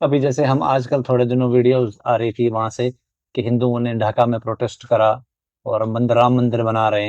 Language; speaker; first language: Hindi; native; Hindi